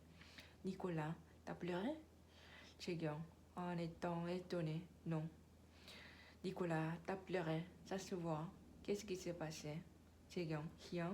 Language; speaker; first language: French; non-native, learner; Korean